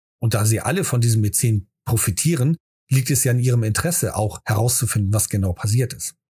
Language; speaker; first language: German; native; German